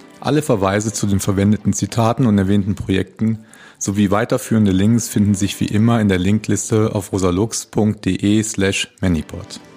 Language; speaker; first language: German; native; German